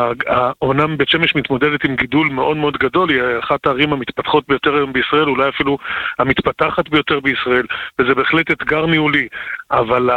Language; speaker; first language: Hebrew; native; Hebrew